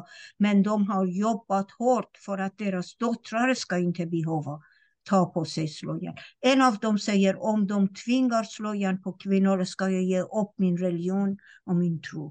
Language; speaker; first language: Swedish; non-native, fluent; Persian